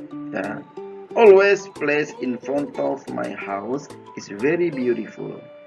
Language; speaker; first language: English; non-native, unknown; Indonesian